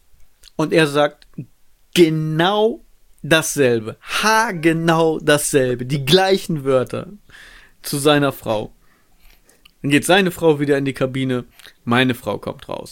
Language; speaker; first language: German; native; German